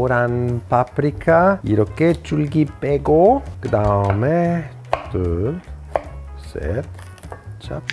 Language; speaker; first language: Korean; non-native, fluent; Italian